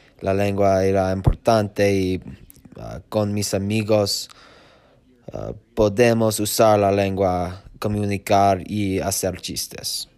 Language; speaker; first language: Spanish; non-native, learner; English